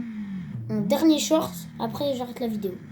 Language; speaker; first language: French; native; French